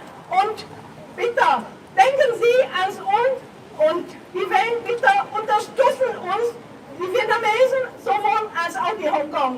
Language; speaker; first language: German; non-native, learner; Vietnamese